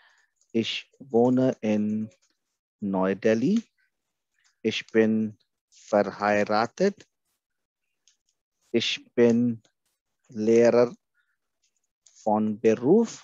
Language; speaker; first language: German; non-native, fluent; Hindi